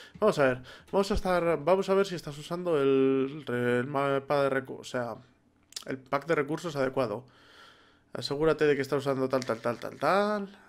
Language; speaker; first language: Spanish; native; Spanish